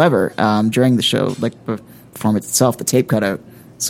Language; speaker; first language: English; native; English